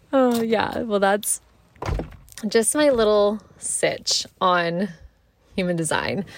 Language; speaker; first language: English; native; English